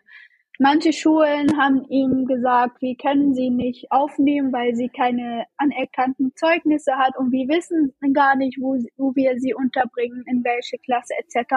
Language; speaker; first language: German; non-native, fluent; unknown